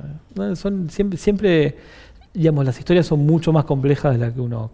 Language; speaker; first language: Spanish; native; Spanish